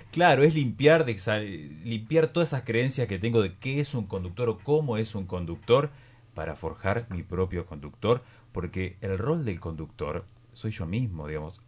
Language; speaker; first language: Spanish; native; Spanish